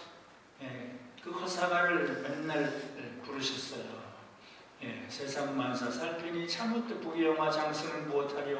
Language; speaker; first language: Korean; native; Korean